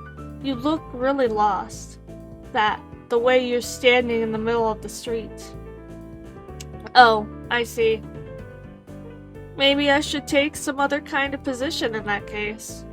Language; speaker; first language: English; native; English